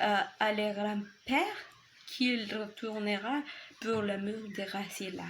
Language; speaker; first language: French; non-native, learner; Spanish